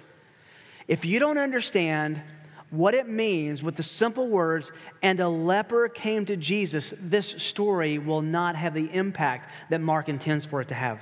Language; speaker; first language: English; native; English